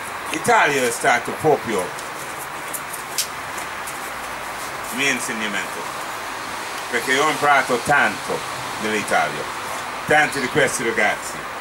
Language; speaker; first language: Italian; non-native, fluent; English